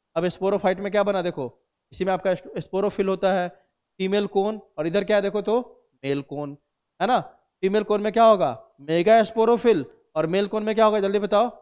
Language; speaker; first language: Hindi; native; Hindi